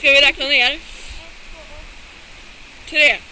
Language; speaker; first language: Swedish; native; Swedish